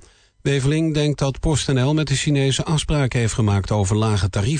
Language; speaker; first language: Dutch; native; Dutch